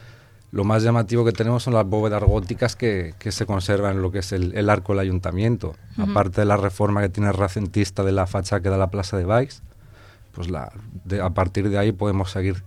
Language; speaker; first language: Spanish; native; Spanish